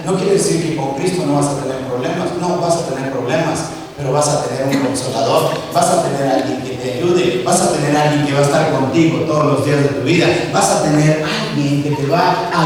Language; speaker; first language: Spanish; native; Spanish